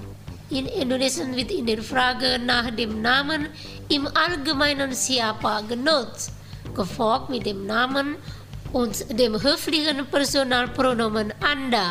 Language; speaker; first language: German; non-native, fluent; Indonesian